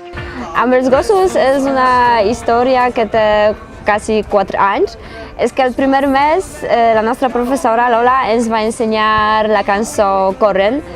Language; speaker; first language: Catalan; non-native, learner; Polish